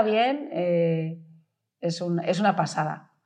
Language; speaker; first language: Spanish; native; Spanish